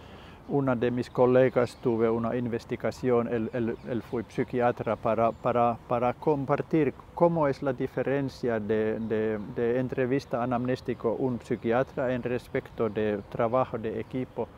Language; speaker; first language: Spanish; non-native, learner; Finnish